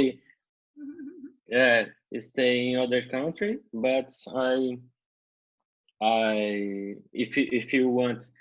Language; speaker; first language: English; non-native, learner; Portuguese